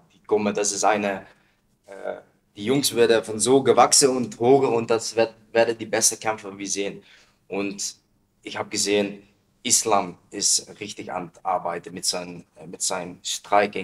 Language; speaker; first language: German; non-native, learner; Dutch